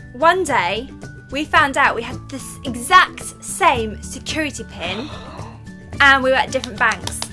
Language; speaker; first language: English; native; English